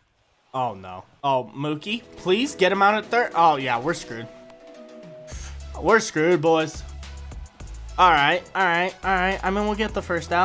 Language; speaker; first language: English; native; English